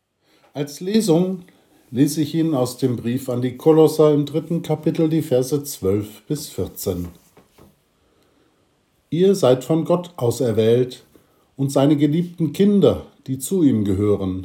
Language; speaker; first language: German; native; German